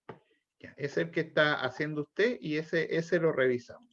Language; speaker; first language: Spanish; native; Spanish